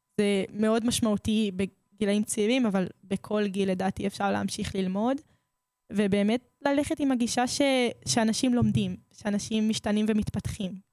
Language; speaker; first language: Hebrew; native; Hebrew